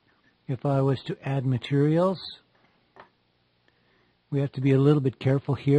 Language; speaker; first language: English; native; English